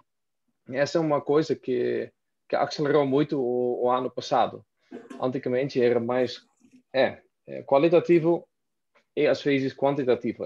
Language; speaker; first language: Portuguese; non-native, fluent; Dutch